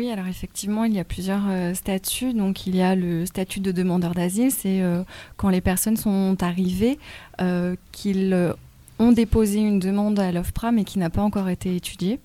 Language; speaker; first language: French; native; French